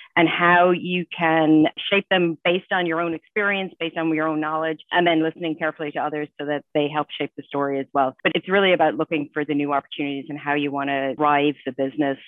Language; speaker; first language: English; native; English